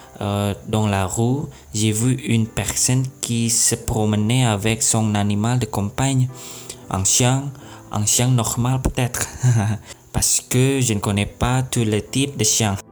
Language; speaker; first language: French; non-native, learner; Indonesian